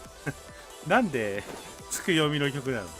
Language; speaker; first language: Japanese; native; Japanese